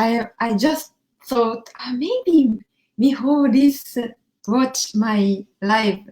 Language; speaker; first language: English; non-native, learner; Japanese